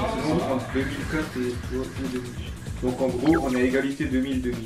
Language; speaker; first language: French; native; French